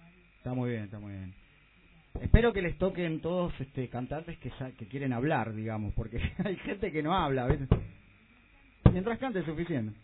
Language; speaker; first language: Spanish; native; Spanish